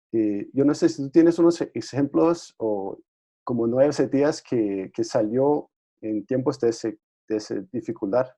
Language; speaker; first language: Spanish; non-native, fluent; Danish